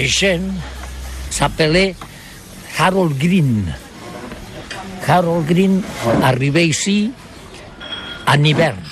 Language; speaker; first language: French; non-native, learner; Catalan